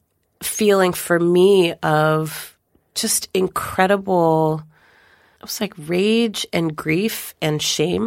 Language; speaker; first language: English; native; English